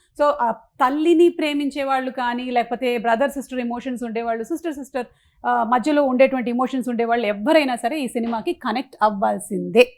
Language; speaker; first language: Telugu; native; Telugu